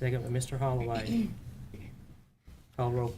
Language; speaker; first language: English; native; English